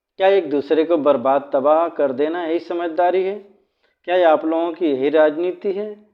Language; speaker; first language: Hindi; native; Hindi